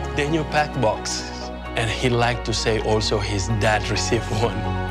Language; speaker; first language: English; early bilingual, other home language; Wolof